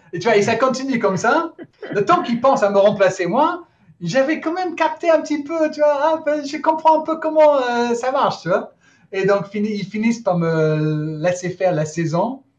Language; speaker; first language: French; non-native, fluent; English